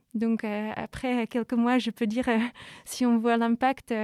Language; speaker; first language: French; non-native, fluent; Czech